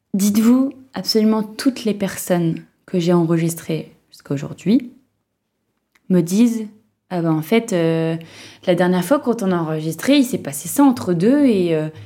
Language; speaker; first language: French; native; French